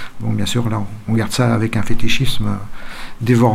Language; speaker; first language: French; native; French